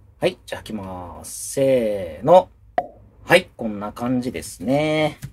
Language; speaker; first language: Japanese; native; Japanese